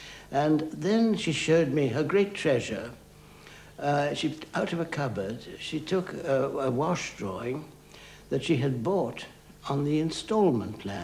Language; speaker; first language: English; native; English